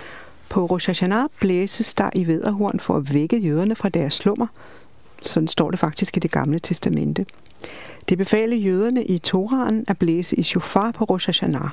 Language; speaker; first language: Danish; native; Danish